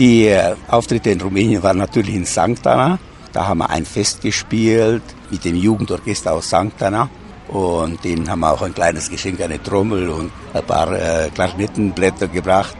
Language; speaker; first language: German; native; German